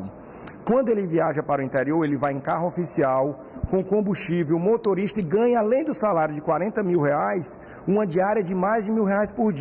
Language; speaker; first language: Portuguese; native; Portuguese